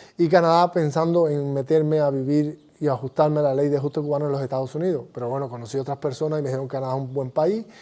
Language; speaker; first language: Spanish; native; Spanish